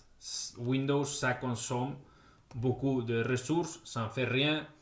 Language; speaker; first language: French; non-native, fluent; Spanish